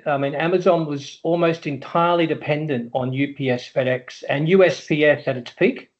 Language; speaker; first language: English; native; English